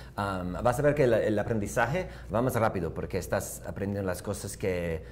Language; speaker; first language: Spanish; non-native, fluent; English